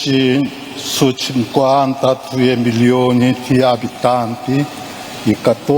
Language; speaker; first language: Italian; non-native, learner; Korean